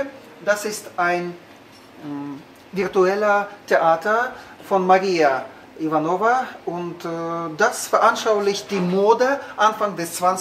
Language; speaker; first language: German; non-native, fluent; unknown